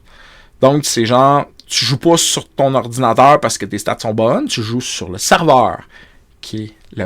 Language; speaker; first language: French; native; French